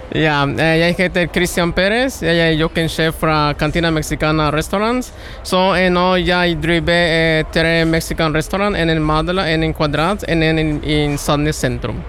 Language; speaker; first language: Norwegian; non-native, learner; Spanish